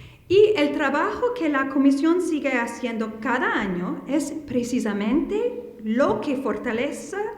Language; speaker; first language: Spanish; non-native, fluent; English